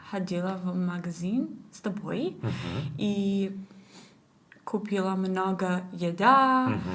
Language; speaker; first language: Russian; non-native, learner; English